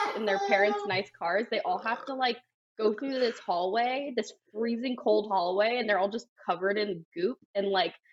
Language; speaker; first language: English; native; English